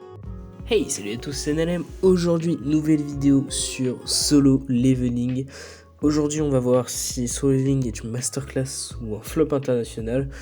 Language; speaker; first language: French; native; French